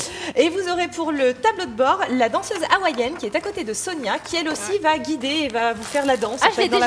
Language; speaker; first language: French; native; French